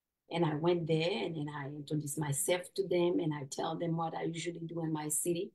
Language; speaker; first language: English; non-native, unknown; Haitian Creole